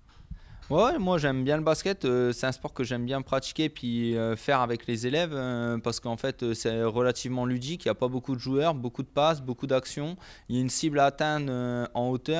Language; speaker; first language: French; native; French